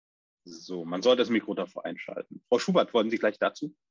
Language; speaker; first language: German; native; German